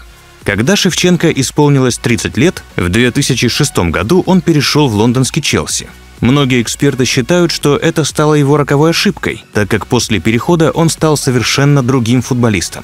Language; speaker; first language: Russian; native; Russian